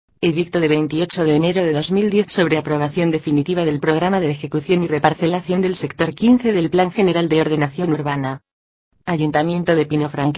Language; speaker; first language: Spanish; native; Spanish